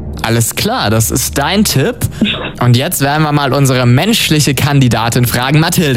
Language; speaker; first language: German; native; German